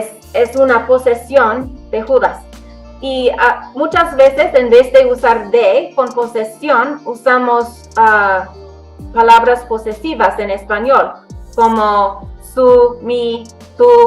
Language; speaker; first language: Spanish; non-native, fluent; English